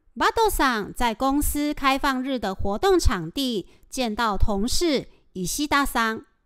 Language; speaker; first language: Chinese; non-native, fluent; Japanese